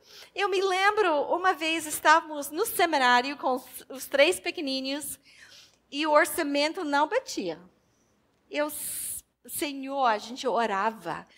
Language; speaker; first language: Portuguese; non-native, fluent; English